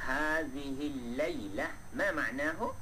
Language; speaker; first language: Arabic; non-native, fluent; Malay